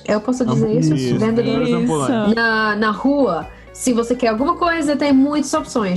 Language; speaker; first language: Portuguese; non-native, fluent; English